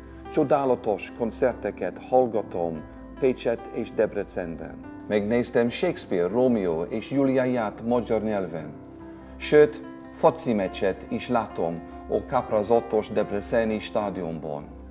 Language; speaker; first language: Hungarian; non-native, learner; English